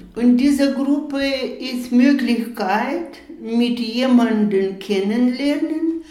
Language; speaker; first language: German; non-native, learner; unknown